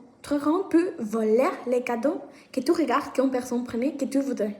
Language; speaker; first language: French; non-native, learner; Spanish